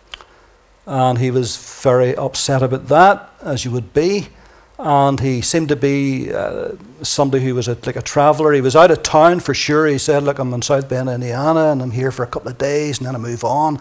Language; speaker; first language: English; native; English